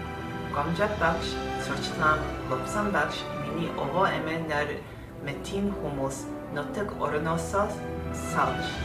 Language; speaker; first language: Mongolian; early bilingual, heritage; Mongolian